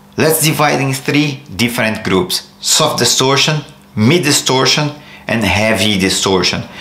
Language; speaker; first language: English; non-native, fluent; Portuguese